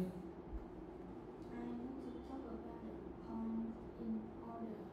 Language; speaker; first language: English; non-native, learner; Vietnamese